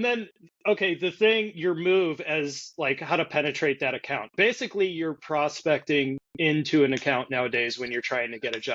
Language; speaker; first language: English; native; English